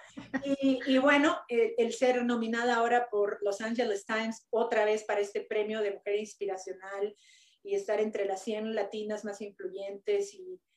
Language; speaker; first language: Spanish; native; Spanish